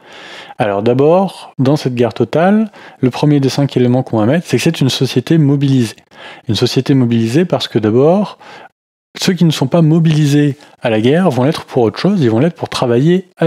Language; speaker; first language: French; native; French